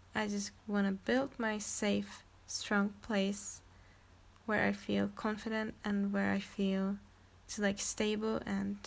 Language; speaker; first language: English; non-native, fluent; Czech